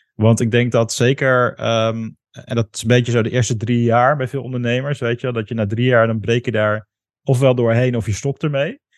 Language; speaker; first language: Dutch; native; Dutch